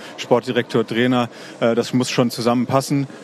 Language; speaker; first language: German; native; German